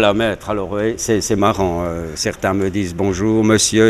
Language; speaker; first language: French; native; French